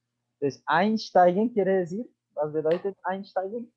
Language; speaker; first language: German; non-native, fluent; Spanish